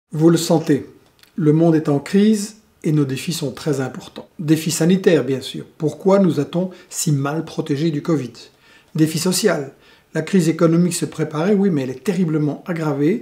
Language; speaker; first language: French; native; French